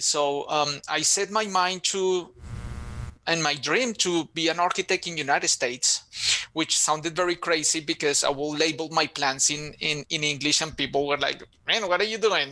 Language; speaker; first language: English; non-native, fluent; Spanish